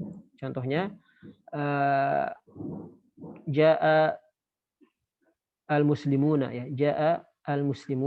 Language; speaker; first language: Arabic; non-native, fluent; Indonesian